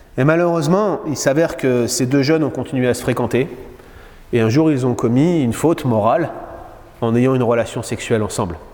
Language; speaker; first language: French; native; French